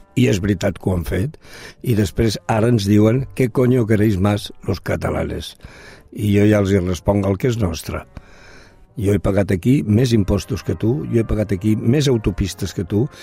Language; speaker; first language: Catalan; non-native, local second language; Spanish